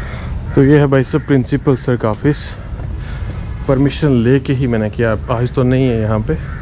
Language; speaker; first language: Hindi; native; Hindi